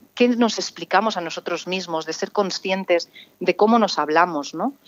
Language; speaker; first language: Spanish; native; Spanish